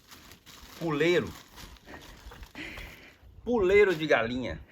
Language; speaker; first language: Portuguese; native; Portuguese